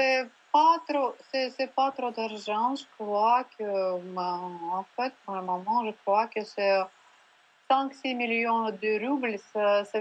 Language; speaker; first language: French; non-native, learner; Russian